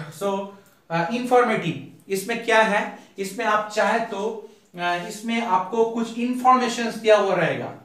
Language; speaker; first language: Hindi; non-native, local second language; Bangla